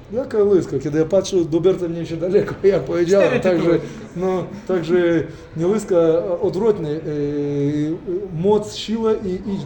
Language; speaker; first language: Polish; non-native, fluent; Russian